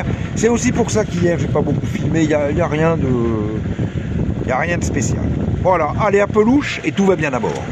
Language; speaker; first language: French; native; French